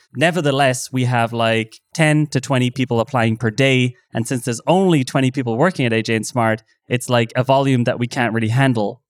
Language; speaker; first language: English; native; English